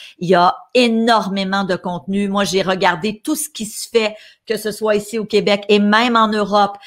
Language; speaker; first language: French; native; French